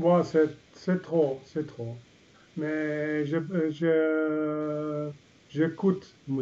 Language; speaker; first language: French; non-native, learner; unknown